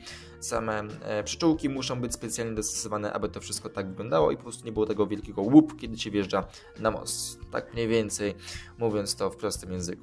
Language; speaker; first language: Polish; native; Polish